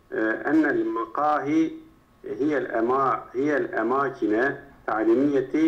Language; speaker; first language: Arabic; non-native, learner; Turkish